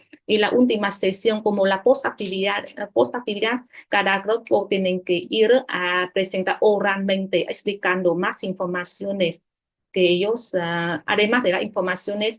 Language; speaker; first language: Spanish; non-native, fluent; Vietnamese